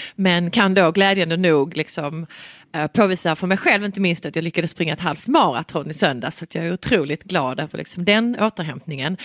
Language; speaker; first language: Swedish; native; Swedish